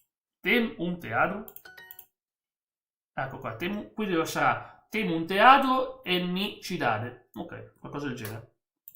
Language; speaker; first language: Italian; native; Italian